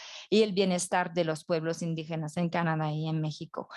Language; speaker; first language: Spanish; non-native, fluent; French